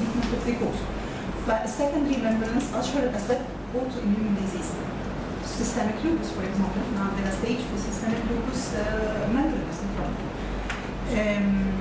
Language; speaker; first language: English; non-native, fluent; Arabic